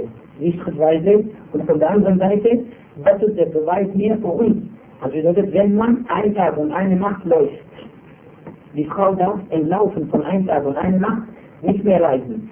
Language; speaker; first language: German; non-native, fluent; Arabic